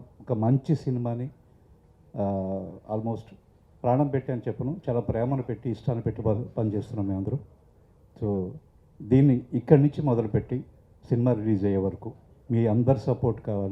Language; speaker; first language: Telugu; native; Telugu